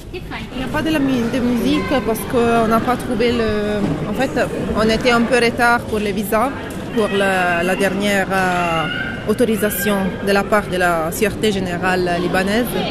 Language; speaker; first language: French; non-native, fluent; Italian